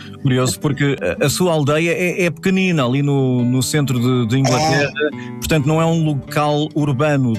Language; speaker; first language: Portuguese; native; Portuguese